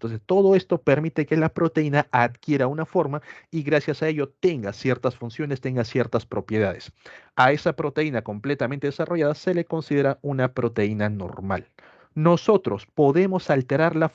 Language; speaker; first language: Spanish; native; Spanish